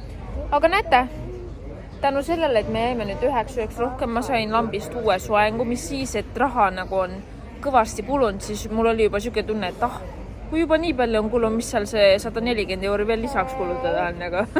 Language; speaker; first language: Estonian; native; Estonian